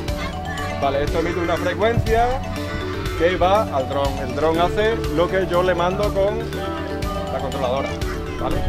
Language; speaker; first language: Spanish; native; Spanish